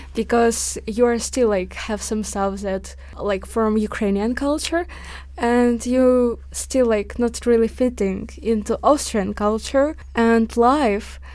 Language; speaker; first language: English; early bilingual, other home language; Ukrainian